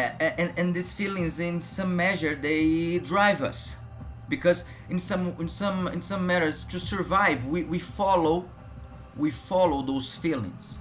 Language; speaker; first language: English; non-native, fluent; Portuguese